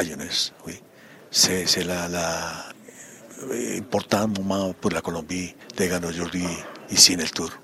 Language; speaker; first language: French; non-native, learner; Spanish